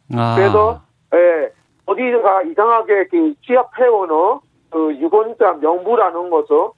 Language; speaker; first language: Korean; non-native, fluent; Burmese